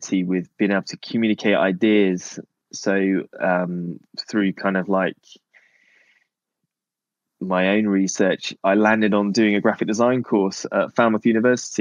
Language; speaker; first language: English; native; English